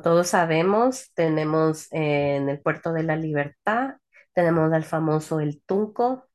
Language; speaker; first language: Spanish; early bilingual, heritage; Spanish